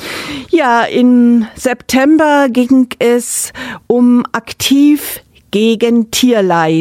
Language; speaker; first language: German; native; German